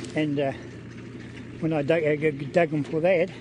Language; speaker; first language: English; native; English